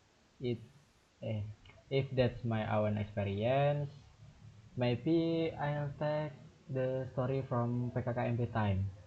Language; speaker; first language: English; non-native, learner; Indonesian